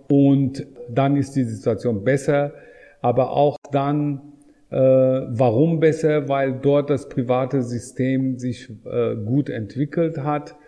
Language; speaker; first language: German; non-native, fluent; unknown